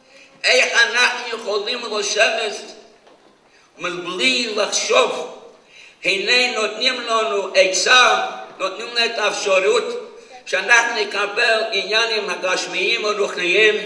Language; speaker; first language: Hebrew; non-native, fluent; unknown